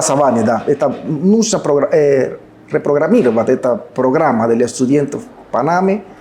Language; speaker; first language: Russian; non-native, learner; Spanish